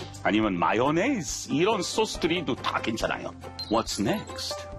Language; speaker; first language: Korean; non-native, fluent; English